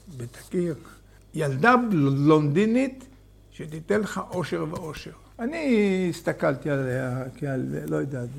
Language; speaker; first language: Hebrew; native; Hebrew